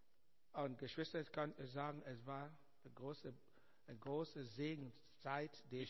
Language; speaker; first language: German; non-native, learner; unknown